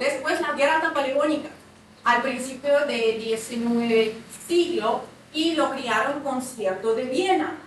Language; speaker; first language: Spanish; non-native, fluent; Russian